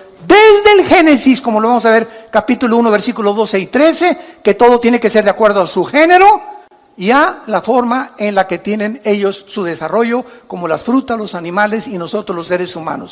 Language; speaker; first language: Spanish; native; Spanish